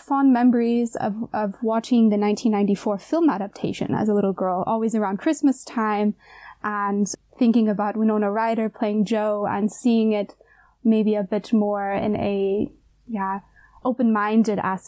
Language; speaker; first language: English; native; English